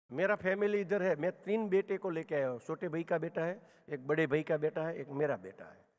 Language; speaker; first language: Hindi; non-native, local second language; Gujarati